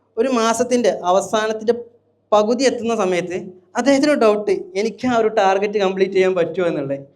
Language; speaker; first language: Malayalam; native; Malayalam